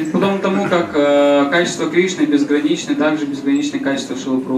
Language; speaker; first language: Russian; native; Russian